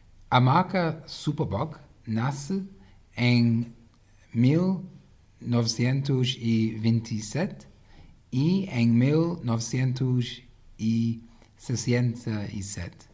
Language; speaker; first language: Portuguese; non-native, learner; English